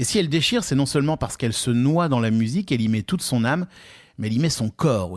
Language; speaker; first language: French; native; French